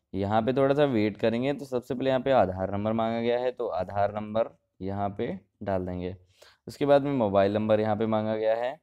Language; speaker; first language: Hindi; native; Hindi